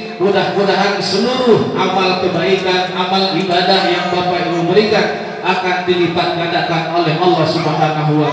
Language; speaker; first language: Indonesian; native; Indonesian